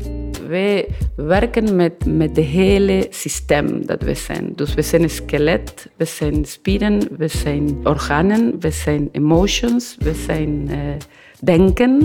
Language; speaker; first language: Dutch; non-native, learner; Spanish